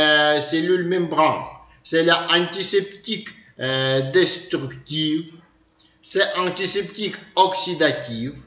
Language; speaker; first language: French; non-native, learner; Ukrainian